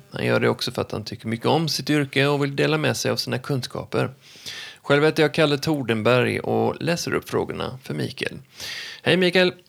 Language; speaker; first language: Swedish; native; Swedish